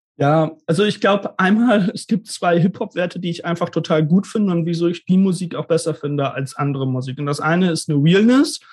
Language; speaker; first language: German; native; German